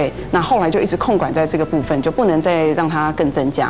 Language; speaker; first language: Chinese; native; Chinese